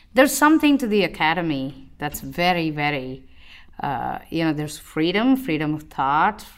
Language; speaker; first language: English; non-native, local second language; Tamil